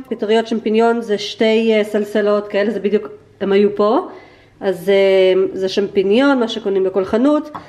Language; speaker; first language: Hebrew; early bilingual, other home language; Russian